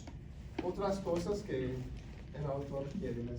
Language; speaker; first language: Spanish; non-native, fluent; English